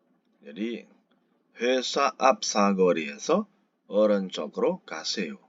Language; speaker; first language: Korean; non-native, fluent; Indonesian